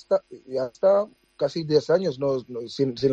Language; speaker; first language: Spanish; non-native, fluent; Dutch